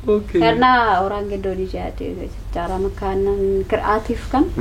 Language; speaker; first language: Indonesian; non-native, learner; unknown